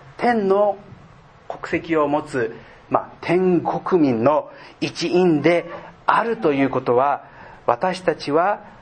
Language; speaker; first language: Japanese; native; Japanese